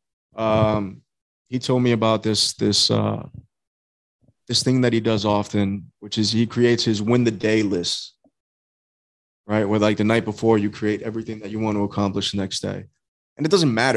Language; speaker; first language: English; native; English